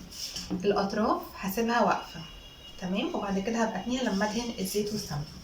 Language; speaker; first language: Arabic; native; Arabic